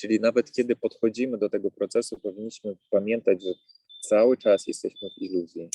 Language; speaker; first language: Polish; native; Polish